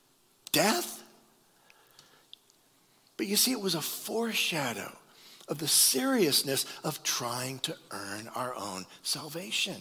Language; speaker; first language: English; native; English